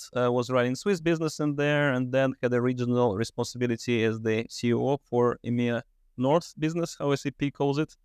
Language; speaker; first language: English; non-native, fluent; Russian